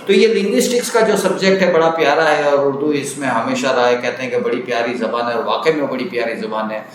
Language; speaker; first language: Urdu; native; Urdu